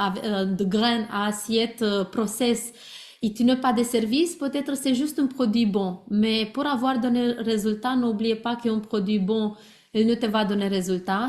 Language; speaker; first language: French; non-native, learner; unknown